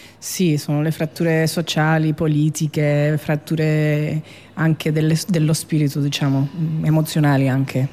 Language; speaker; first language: Italian; non-native, fluent; Spanish